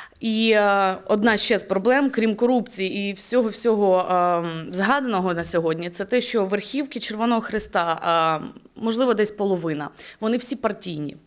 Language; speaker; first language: Ukrainian; native; Ukrainian